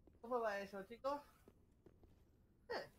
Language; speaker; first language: Spanish; native; Spanish